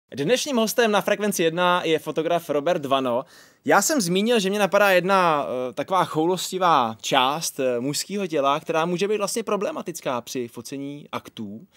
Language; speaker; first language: Czech; native; Czech